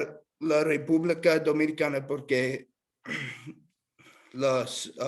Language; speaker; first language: Spanish; non-native, learner; English